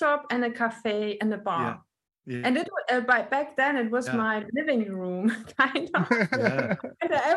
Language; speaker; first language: English; non-native, fluent; German